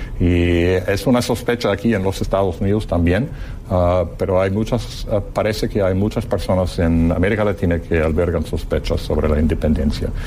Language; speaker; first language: Spanish; non-native, fluent; English